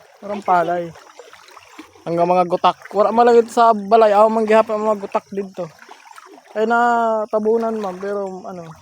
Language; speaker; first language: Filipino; non-native, local second language; Masbatenyo